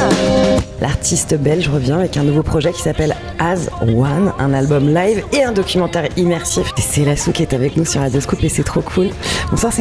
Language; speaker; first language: French; native; French